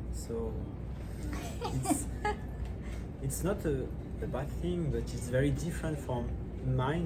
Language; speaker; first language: English; non-native, learner; French